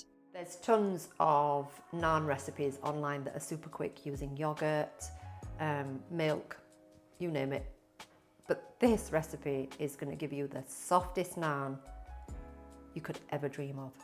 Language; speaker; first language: English; native; English